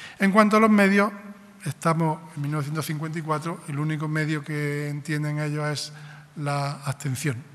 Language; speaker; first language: Spanish; native; Spanish